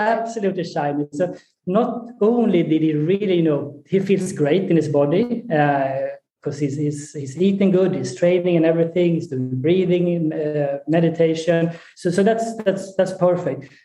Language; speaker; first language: English; non-native, fluent; Swedish